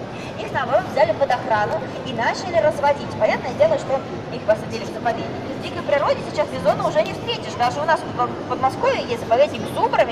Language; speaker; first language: Russian; native; Russian